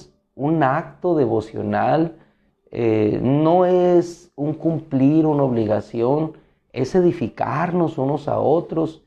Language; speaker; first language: Spanish; native; Spanish